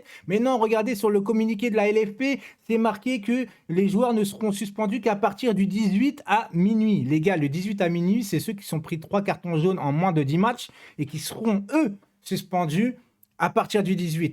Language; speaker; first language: French; native; French